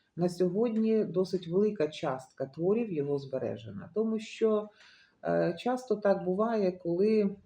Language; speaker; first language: Ukrainian; native; Ukrainian